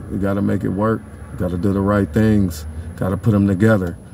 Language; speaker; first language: English; native; English